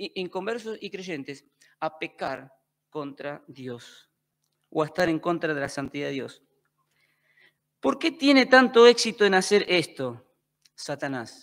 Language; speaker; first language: Spanish; native; Spanish